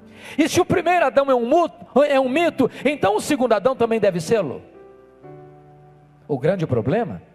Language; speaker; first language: Portuguese; native; Portuguese